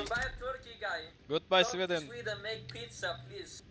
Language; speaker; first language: English; non-native, learner; Turkish